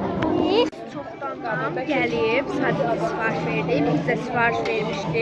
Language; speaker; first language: Turkish; non-native, local second language; Azerbaijani